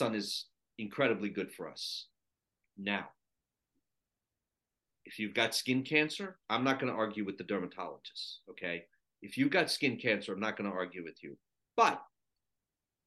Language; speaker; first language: English; non-native, local second language; Sinhala